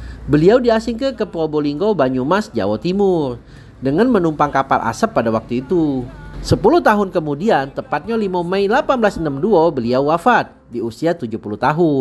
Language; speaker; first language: Indonesian; native; Indonesian